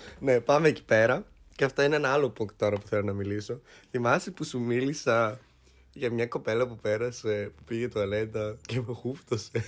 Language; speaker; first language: Greek; early bilingual, heritage; Greek